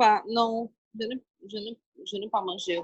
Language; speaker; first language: French; non-native, learner; Portuguese